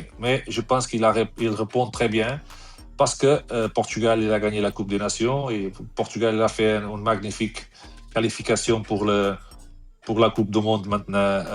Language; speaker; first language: French; non-native, fluent; Portuguese